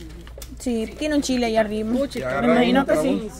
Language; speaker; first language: Spanish; native; Spanish